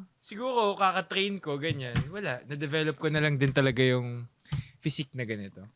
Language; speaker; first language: Filipino; native; Filipino